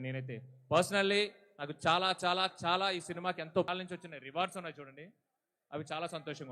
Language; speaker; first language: Telugu; native; Telugu